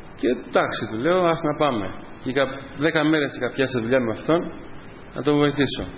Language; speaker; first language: Greek; non-native, fluent; Albanian